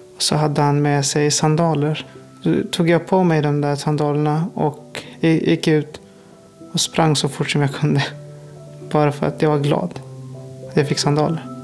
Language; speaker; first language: Swedish; non-native, fluent; Persian